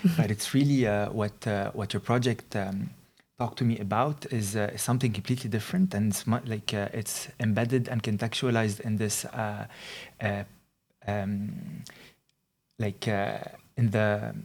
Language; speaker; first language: English; non-native, fluent; Arabic